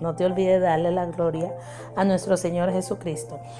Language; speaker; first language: Spanish; native; Spanish